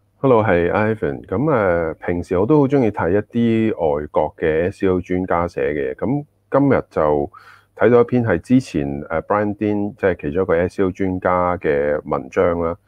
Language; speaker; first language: Cantonese; early bilingual, heritage; Cantonese